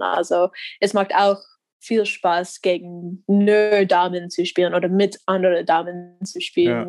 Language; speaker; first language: German; non-native, learner; English